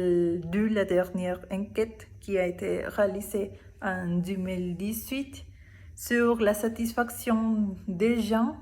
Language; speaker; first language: French; non-native, learner; Spanish